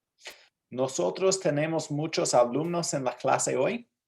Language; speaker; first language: Spanish; non-native, fluent; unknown